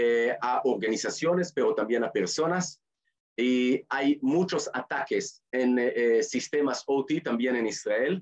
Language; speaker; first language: Spanish; non-native, fluent; Hebrew